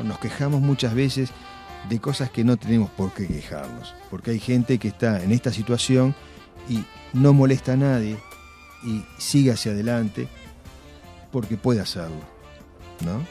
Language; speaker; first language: Spanish; native; Spanish